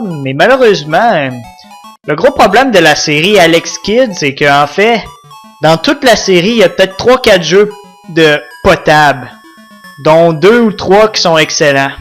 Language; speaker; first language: French; native; French